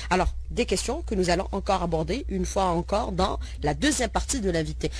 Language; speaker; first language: French; non-native, local second language; Arabic